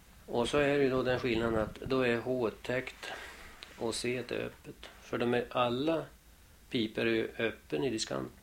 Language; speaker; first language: Swedish; native; Swedish